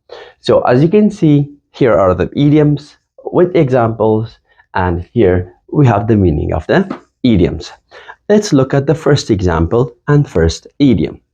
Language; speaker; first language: English; non-native, fluent; Persian